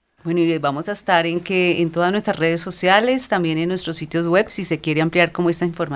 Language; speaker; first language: Spanish; native; Spanish